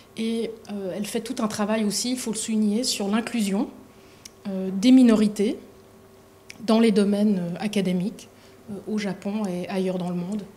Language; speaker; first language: French; native; French